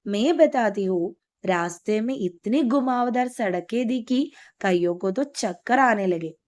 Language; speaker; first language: Hindi; non-native, local second language; Malayalam